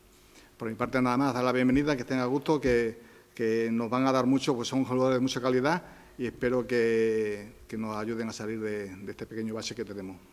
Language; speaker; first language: Spanish; native; Spanish